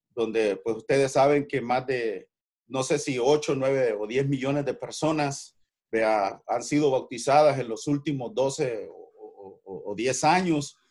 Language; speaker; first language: Spanish; native; Spanish